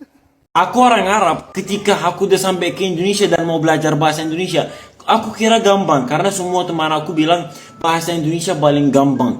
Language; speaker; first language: Indonesian; non-native, fluent; Arabic